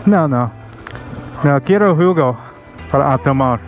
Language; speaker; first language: Spanish; non-native, learner; English